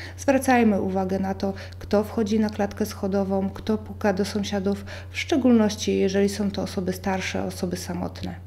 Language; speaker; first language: Polish; native; Polish